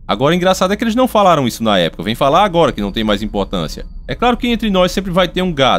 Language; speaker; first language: Portuguese; native; Portuguese